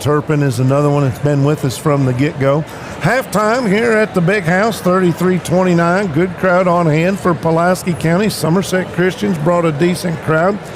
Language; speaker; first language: English; native; English